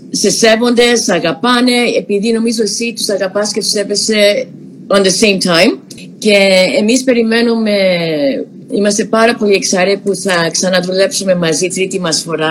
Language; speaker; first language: Greek; early bilingual, other home language; English